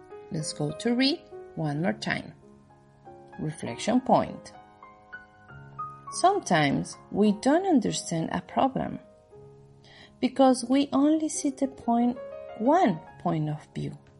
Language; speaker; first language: English; non-native, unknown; Spanish